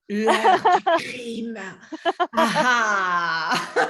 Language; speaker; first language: French; native; French